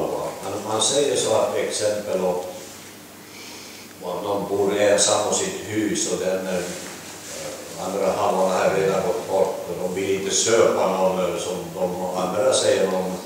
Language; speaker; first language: Swedish; non-native, learner; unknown